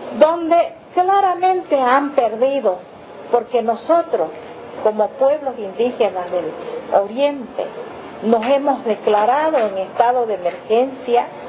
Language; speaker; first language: Spanish; non-native, local second language; Guarani